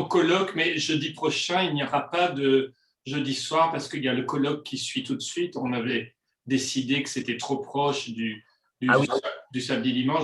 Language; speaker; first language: French; native; French